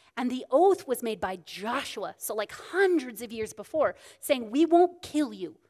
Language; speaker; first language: English; native; English